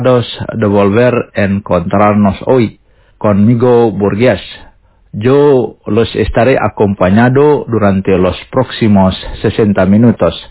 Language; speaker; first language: Spanish; non-native, fluent; Indonesian